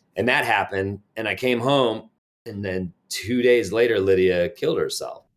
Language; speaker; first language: English; native; English